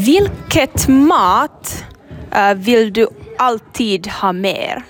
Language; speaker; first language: Swedish; non-native, learner; Finnish